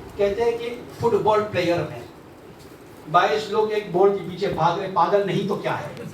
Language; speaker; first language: Urdu; non-native, fluent; English